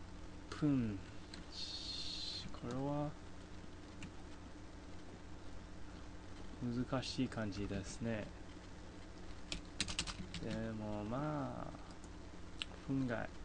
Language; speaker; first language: Japanese; non-native, fluent; English